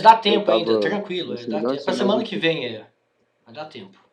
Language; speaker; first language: Portuguese; native; Portuguese